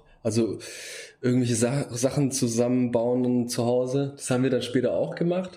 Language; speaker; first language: German; early bilingual, other home language; Bosnian